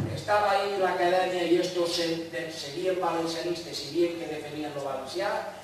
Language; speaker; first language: Spanish; non-native, local second language; Catalan